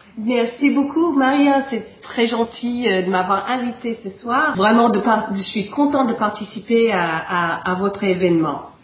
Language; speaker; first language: French; non-native, fluent; English